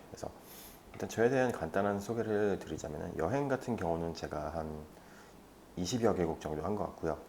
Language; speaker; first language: Korean; native; Korean